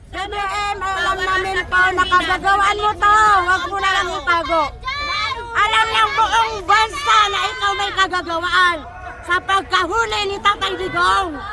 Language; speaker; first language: Filipino; non-native, local second language; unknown